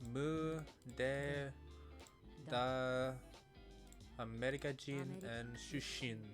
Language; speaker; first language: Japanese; non-native, learner; English